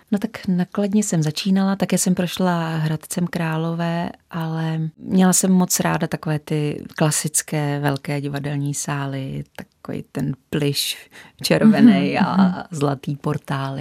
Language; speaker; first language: Czech; native; Czech